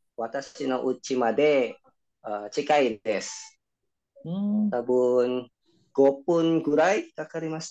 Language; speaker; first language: Japanese; non-native, learner; Indonesian